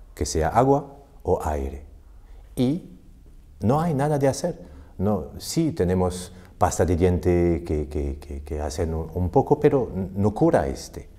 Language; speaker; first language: Spanish; non-native, fluent; French